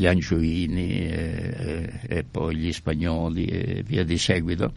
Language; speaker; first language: Italian; native; Italian